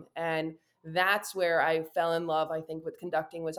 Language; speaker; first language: English; native; English